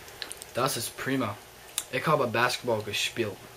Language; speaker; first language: German; non-native, learner; English